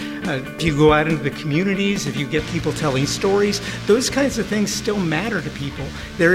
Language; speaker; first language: English; native; English